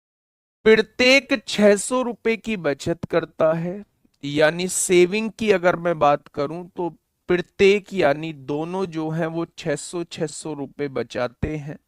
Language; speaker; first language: Hindi; native; Hindi